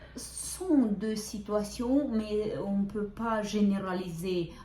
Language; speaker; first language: French; non-native, fluent; Ukrainian